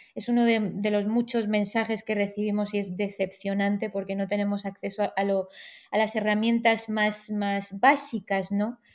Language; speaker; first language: Spanish; native; Spanish